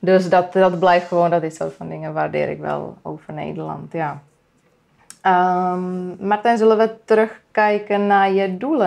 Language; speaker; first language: Dutch; non-native, fluent; Czech